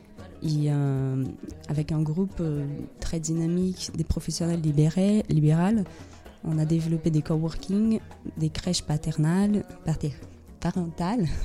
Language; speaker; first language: French; non-native, fluent; Portuguese